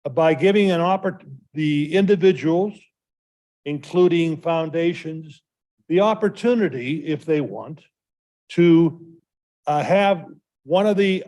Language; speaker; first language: English; native; English